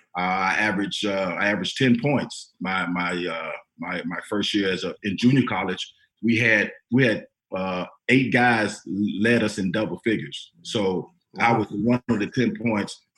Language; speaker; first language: English; native; English